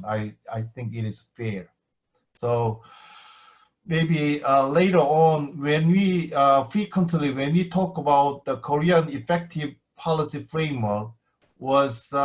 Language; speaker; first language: English; non-native, fluent; Korean